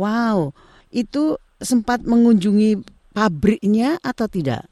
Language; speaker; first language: Indonesian; native; Indonesian